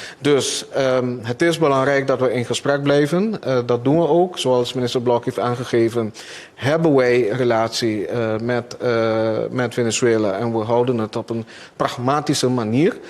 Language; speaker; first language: Dutch; non-native, local second language; Papiamento